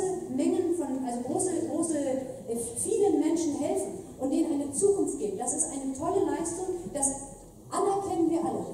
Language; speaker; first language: German; native; German